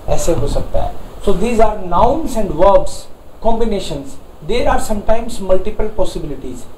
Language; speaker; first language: Hindi; native; Hindi